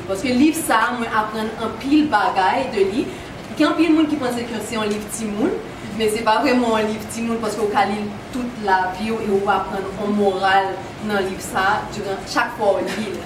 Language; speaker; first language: French; native; French